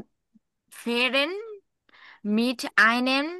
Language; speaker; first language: German; non-native, learner; Bangla